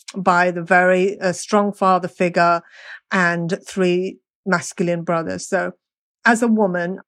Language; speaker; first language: English; native; English